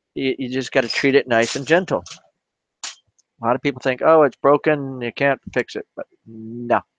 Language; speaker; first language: English; native; English